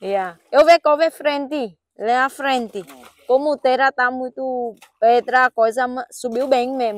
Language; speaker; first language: Portuguese; non-native, learner; Vietnamese